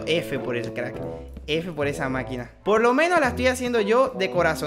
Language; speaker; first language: Spanish; native; Spanish